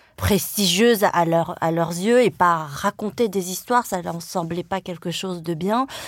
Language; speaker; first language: French; early bilingual, other home language; Vietnamese